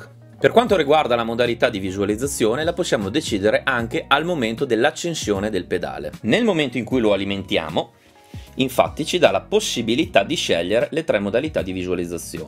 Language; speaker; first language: Italian; native; Italian